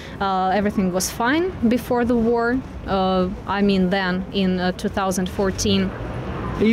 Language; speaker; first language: English; non-native, fluent; Russian